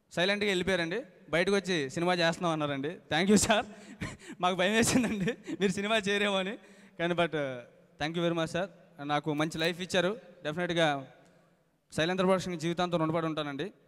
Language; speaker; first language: Telugu; native; Telugu